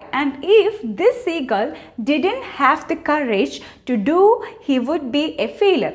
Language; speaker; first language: English; non-native, local second language; Malayalam